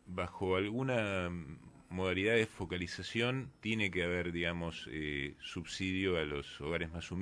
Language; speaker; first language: Spanish; native; Spanish